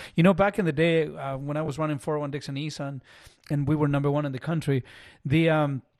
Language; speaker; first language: English; non-native, fluent; Spanish